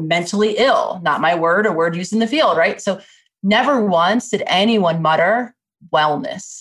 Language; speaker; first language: English; native; English